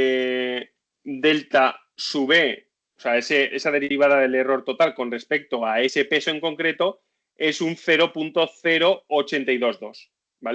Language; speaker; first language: Spanish; native; Spanish